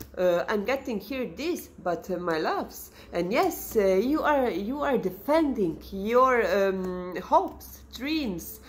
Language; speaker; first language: English; non-native, fluent; Serbian